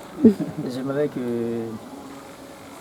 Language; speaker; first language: French; non-native, local second language; Malagasy